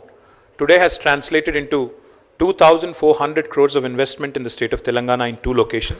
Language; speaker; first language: English; non-native, local second language; Telugu